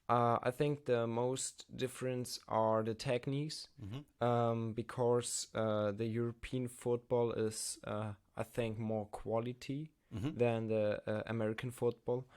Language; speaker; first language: English; non-native, learner; German